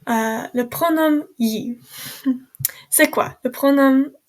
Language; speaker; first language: French; non-native, learner; English